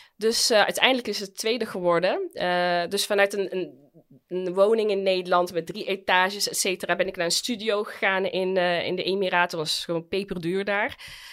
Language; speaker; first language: Dutch; early bilingual, other home language; Arabic